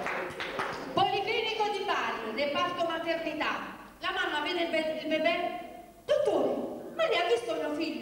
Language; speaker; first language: Italian; native; Italian